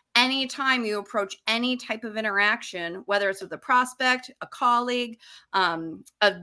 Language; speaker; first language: English; native; English